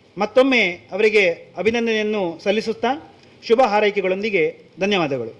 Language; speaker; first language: Kannada; non-native, local second language; Konkani